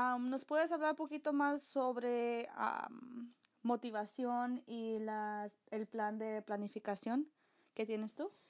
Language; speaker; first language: Spanish; early bilingual, heritage; Spanish